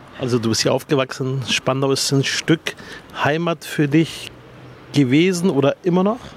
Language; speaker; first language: German; early bilingual, other home language; Arabic